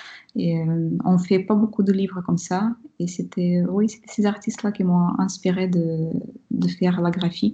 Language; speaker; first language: French; non-native, fluent; Russian